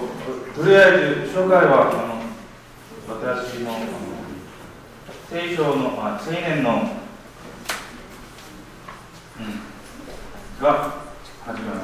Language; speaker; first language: Japanese; non-native, learner; Korean